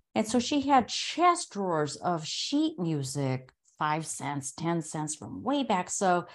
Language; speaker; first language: English; native; English